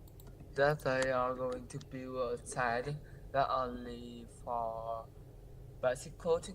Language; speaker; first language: English; non-native, learner; Vietnamese